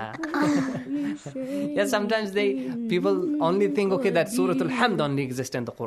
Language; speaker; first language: English; non-native, fluent; Persian